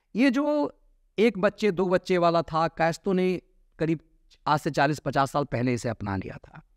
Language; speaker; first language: Hindi; native; Hindi